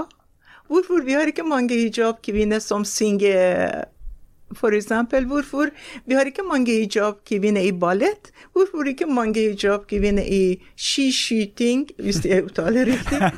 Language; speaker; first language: Norwegian; non-native, fluent; Persian